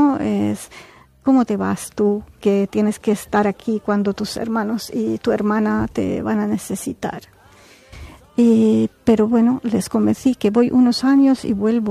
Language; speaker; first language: Spanish; non-native, fluent; Arabic